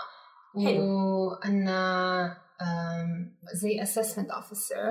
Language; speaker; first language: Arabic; non-native, learner; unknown